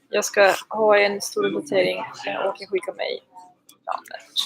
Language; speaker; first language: Swedish; non-native, learner; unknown